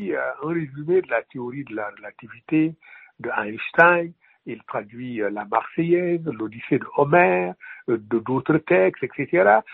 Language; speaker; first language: French; non-native, local second language; Wolof